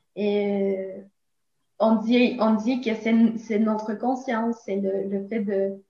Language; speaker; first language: French; non-native, fluent; Spanish